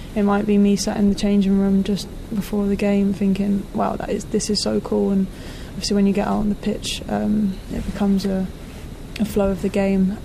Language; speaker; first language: English; native; English